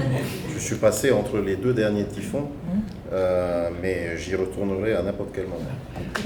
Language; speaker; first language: French; native; French